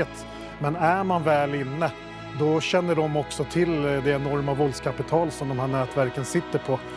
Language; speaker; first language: Swedish; native; Swedish